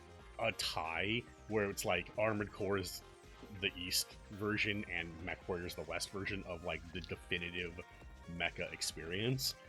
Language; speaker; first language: English; native; English